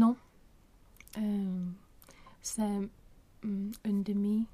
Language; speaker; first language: French; non-native, learner; Swedish